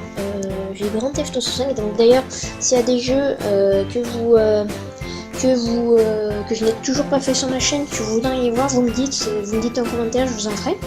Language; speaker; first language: French; native; French